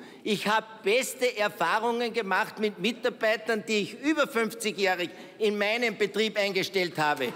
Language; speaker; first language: German; native; German